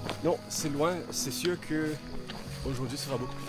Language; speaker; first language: French; non-native, fluent; English